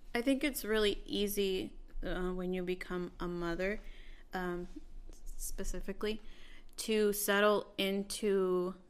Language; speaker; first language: English; early bilingual, other home language; Spanish